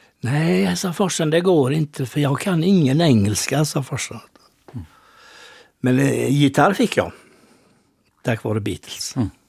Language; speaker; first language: Swedish; native; Swedish